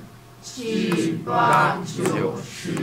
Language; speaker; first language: Chinese; non-native, learner; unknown